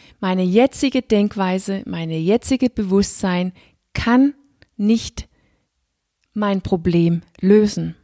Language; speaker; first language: German; non-native, fluent; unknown